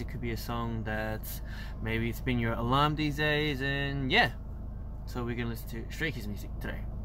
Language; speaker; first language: English; early bilingual, other home language; Korean